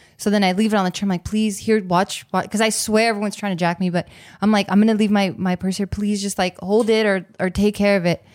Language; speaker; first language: English; native; English